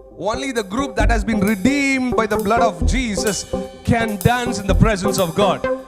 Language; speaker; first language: English; non-native, local second language; Tamil